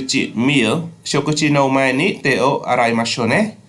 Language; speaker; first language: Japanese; non-native, learner; Khmer